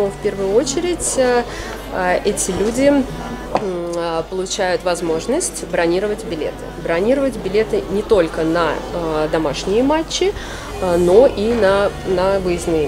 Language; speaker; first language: Russian; native; Russian